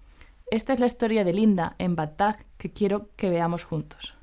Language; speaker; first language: Spanish; native; Spanish